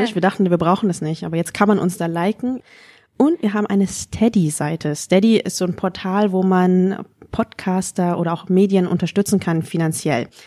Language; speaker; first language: German; early bilingual, other home language; Vietnamese